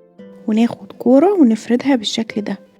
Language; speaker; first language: Arabic; native; Arabic